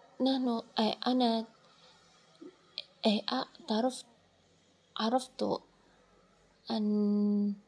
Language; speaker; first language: Arabic; non-native, learner; Indonesian